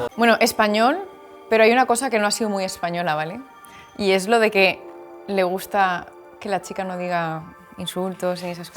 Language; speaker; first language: Spanish; native; Spanish